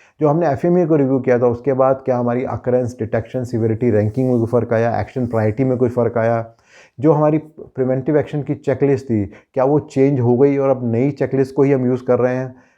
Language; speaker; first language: Hindi; native; Hindi